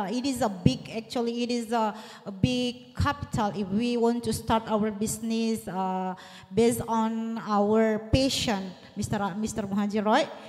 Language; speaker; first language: English; non-native, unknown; Indonesian